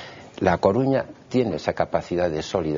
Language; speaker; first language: Spanish; native; Spanish